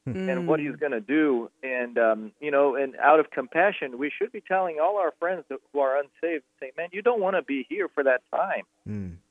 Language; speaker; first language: English; non-native, fluent; Portuguese